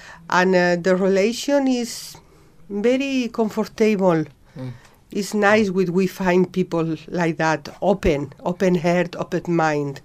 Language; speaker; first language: English; non-native, learner; Spanish